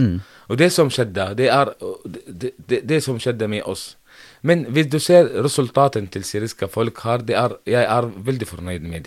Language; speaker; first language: Norwegian; non-native, learner; Arabic